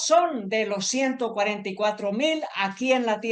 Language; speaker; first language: Spanish; native; Spanish